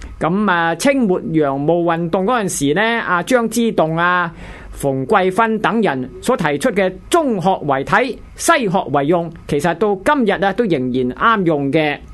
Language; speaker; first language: Chinese; non-native, local second language; Cantonese